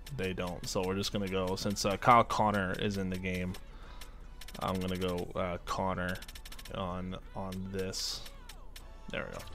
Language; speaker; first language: English; native; English